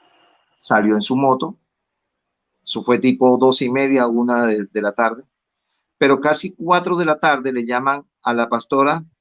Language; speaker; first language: Spanish; native; Spanish